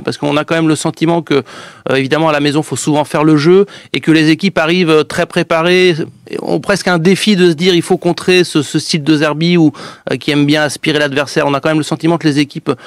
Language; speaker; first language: French; native; French